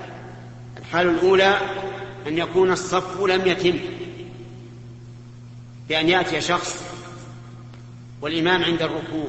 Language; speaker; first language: Arabic; native; Arabic